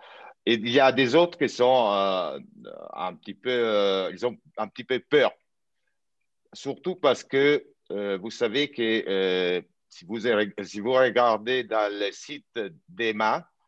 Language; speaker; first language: French; non-native, fluent; Italian